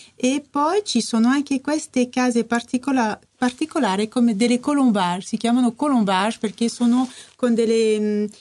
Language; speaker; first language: Italian; non-native, fluent; French